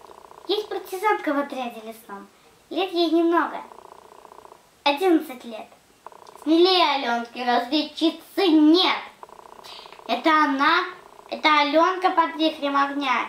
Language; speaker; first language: Russian; native; Russian